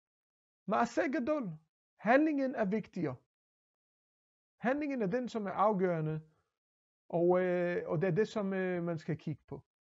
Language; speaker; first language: Danish; non-native, fluent; Hebrew